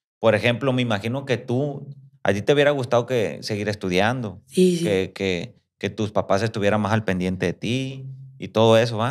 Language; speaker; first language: Spanish; native; Spanish